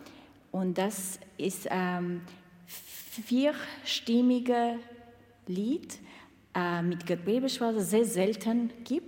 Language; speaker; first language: German; non-native, fluent; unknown